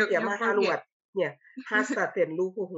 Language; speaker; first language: Finnish; non-native, learner; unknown